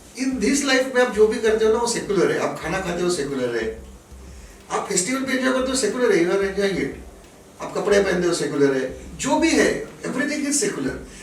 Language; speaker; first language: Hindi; non-native, local second language; Marathi